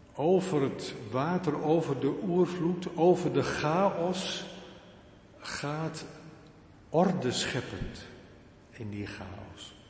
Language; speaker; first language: Dutch; native; Dutch